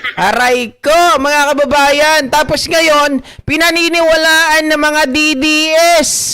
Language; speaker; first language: Filipino; native; Filipino